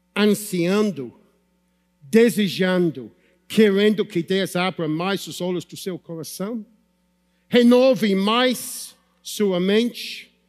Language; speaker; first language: Portuguese; non-native, fluent; English